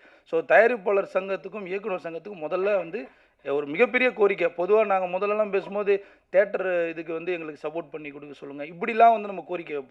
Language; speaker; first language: Tamil; native; Tamil